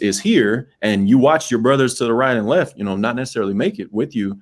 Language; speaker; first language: English; native; English